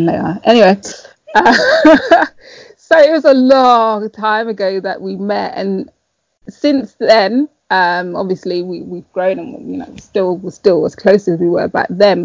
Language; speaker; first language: English; native; English